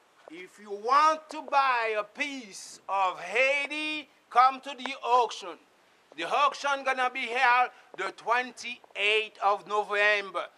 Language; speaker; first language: English; non-native, fluent; Haitian Creole